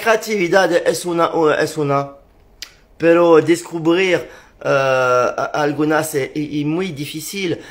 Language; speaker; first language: Spanish; non-native, learner; French